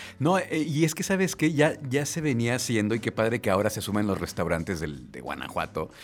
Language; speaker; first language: Spanish; native; Spanish